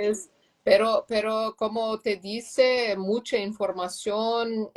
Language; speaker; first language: Spanish; non-native, learner; Portuguese